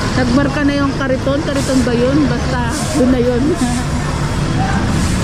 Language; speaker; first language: Filipino; native; Filipino